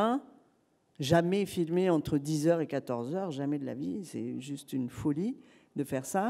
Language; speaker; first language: French; native; French